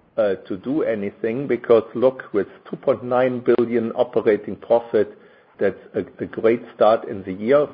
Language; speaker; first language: English; non-native, fluent; German